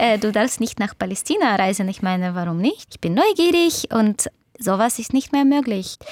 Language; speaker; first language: German; non-native, fluent; Russian